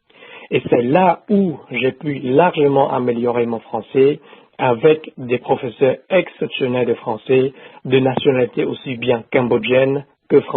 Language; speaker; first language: French; non-native, fluent; Khmer